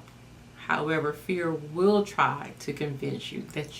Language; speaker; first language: English; native; English